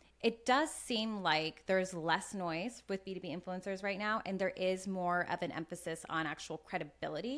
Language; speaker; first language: English; native; English